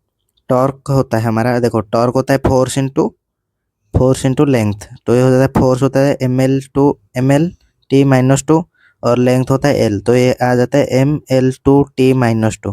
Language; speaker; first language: Hindi; native; Hindi